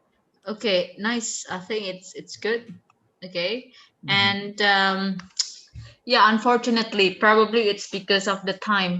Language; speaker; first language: English; non-native, fluent; Indonesian